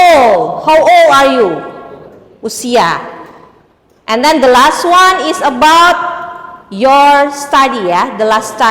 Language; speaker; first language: English; non-native, fluent; Indonesian